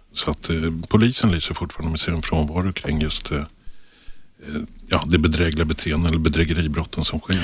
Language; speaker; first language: Swedish; native; Swedish